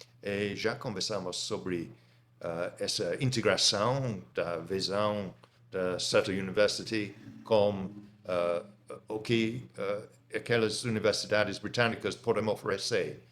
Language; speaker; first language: Portuguese; non-native, fluent; English